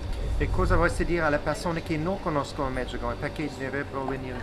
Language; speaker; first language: Italian; non-native, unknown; German